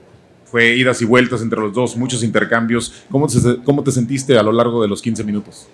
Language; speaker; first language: Spanish; native; Spanish